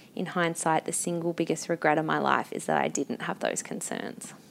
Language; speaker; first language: English; native; English